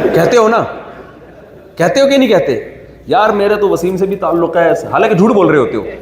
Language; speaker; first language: Urdu; native; Urdu